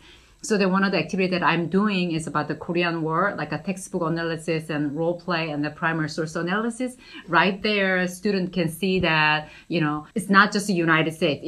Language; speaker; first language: English; non-native, fluent; Korean